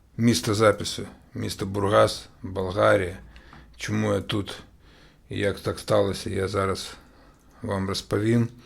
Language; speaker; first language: Ukrainian; non-native, local second language; Russian